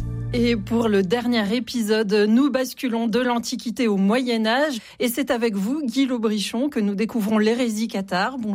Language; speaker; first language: French; native; French